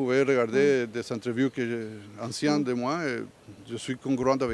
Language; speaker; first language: French; non-native, learner; Spanish